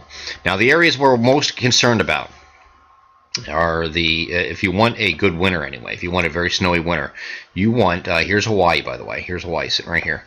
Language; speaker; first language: English; native; English